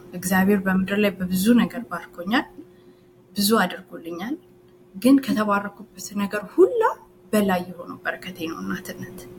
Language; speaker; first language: Amharic; native; Amharic